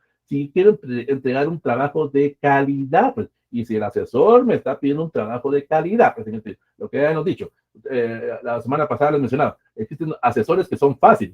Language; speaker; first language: Spanish; native; Spanish